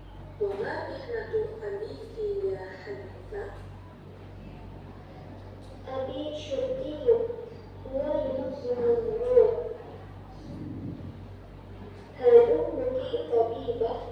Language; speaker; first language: Arabic; non-native, learner; Indonesian